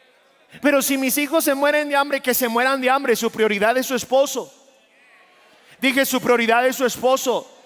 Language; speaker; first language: Spanish; native; Spanish